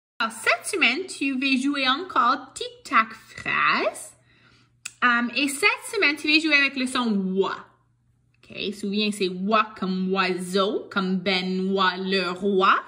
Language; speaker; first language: French; non-native, local second language; English